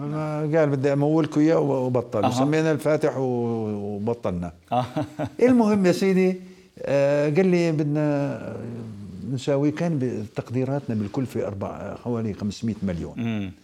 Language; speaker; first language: Arabic; native; Arabic